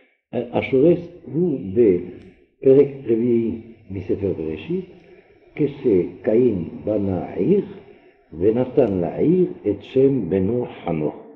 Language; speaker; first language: Hebrew; non-native, fluent; French